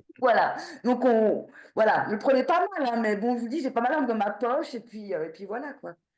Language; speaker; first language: French; native; French